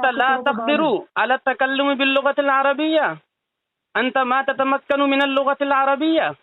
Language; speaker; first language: Arabic; non-native, fluent; Urdu